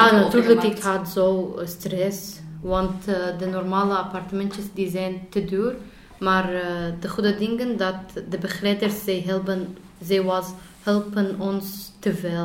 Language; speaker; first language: Dutch; non-native, learner; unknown